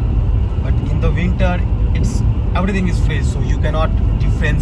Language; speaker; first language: English; non-native, local second language; Hindi